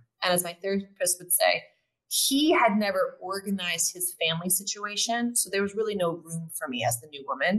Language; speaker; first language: English; native; English